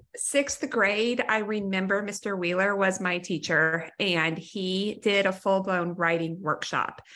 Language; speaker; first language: English; native; English